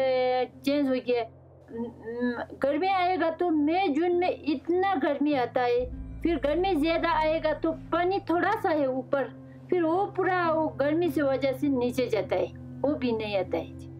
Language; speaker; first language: Hindi; non-native, local second language; Ladakhi